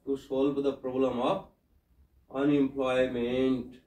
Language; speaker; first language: English; non-native, local second language; Nepali